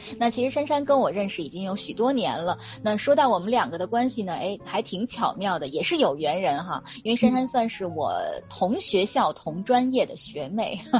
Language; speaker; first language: Chinese; native; Chinese